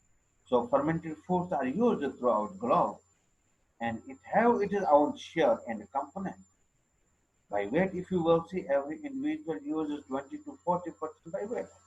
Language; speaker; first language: English; non-native, local second language; Urdu